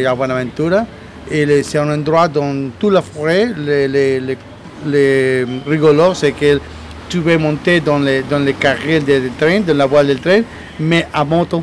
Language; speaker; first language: French; non-native, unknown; Spanish